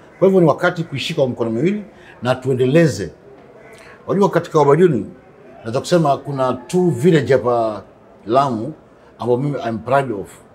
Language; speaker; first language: Swahili; non-native, local second language; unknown